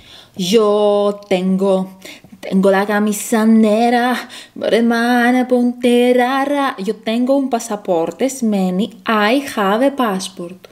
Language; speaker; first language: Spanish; non-native, learner; Greek